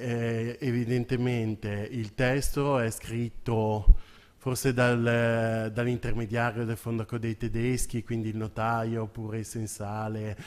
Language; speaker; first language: Italian; native; Italian